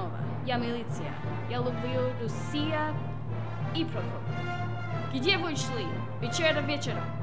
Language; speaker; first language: Russian; non-native, learner; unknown